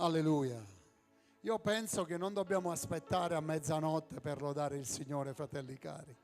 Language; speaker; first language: Italian; native; Italian